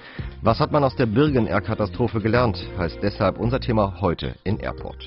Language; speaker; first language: German; native; German